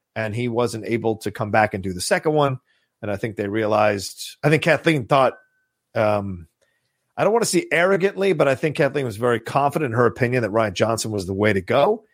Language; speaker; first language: English; native; English